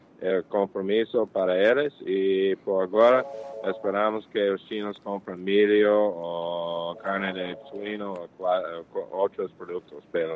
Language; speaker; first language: Portuguese; non-native, fluent; English